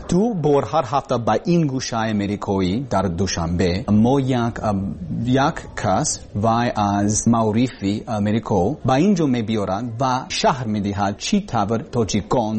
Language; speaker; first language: Persian; non-native, learner; English